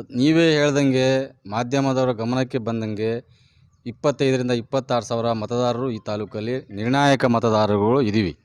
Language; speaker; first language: Kannada; non-native, local second language; Lambadi